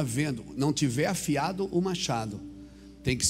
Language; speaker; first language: Portuguese; native; Portuguese